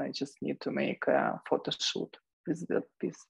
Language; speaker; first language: English; non-native, fluent; Russian